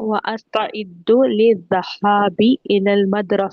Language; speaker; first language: Arabic; non-native, learner; Urdu